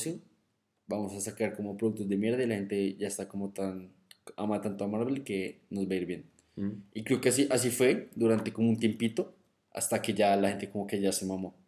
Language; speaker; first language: Spanish; native; Spanish